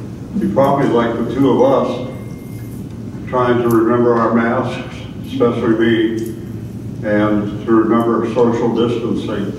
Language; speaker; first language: English; native; English